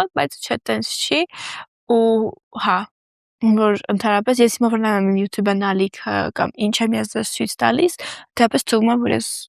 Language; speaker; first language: Armenian; early bilingual, heritage; Armenian